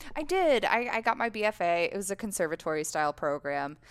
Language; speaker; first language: English; native; English